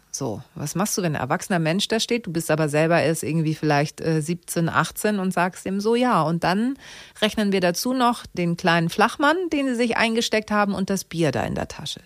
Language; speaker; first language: German; native; German